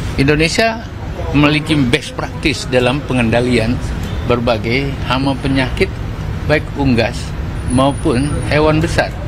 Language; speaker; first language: Indonesian; native; Indonesian